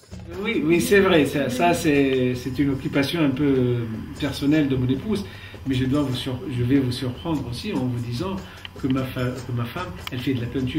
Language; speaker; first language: French; non-native, local second language; Arabic